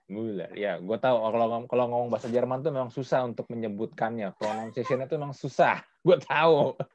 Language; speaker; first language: Indonesian; native; Indonesian